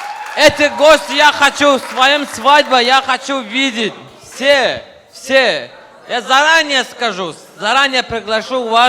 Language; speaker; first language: Russian; non-native, learner; Turkmen